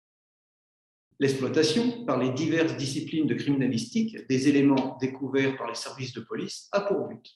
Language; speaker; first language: French; native; French